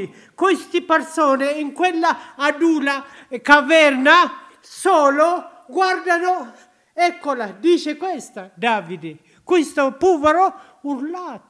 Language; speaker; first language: Italian; non-native, learner; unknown